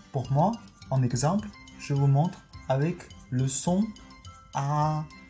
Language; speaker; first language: French; non-native, fluent; Chinese